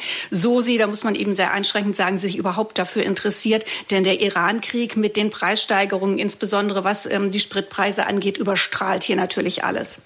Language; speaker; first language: German; native; German